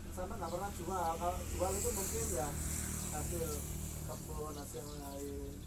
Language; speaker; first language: Indonesian; non-native, local second language; Javanese